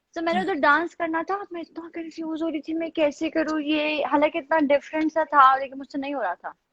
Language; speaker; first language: Urdu; native; Urdu